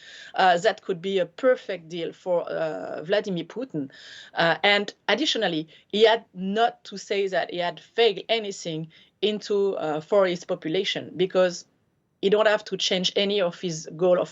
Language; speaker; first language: English; non-native, fluent; French